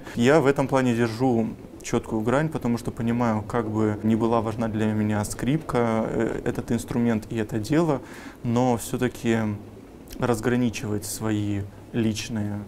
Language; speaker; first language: Russian; native; Russian